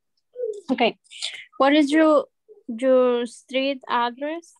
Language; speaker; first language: English; non-native, learner; Spanish